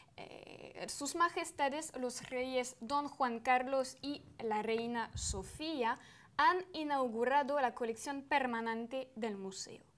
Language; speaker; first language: Spanish; non-native, fluent; French